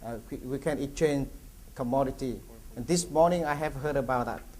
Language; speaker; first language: English; non-native, learner; Vietnamese